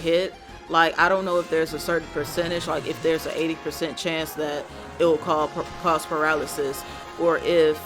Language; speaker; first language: English; native; English